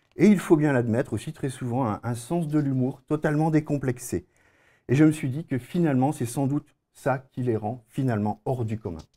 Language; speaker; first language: French; native; French